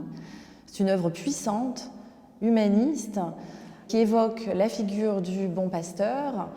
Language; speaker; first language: French; native; French